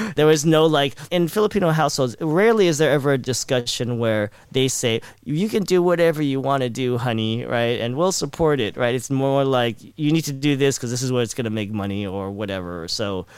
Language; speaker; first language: English; early bilingual, other home language; Filipino